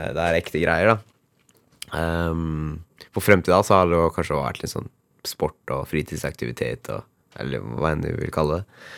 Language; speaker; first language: Norwegian; native; Norwegian